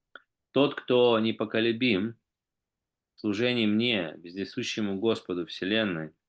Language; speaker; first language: Russian; native; Russian